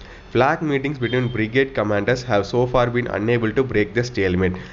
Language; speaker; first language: English; non-native, local second language; Tamil